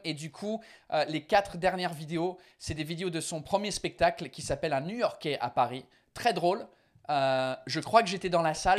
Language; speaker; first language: French; non-native, fluent; English